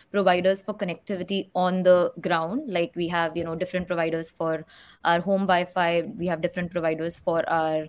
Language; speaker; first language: English; non-native, local second language; Hindi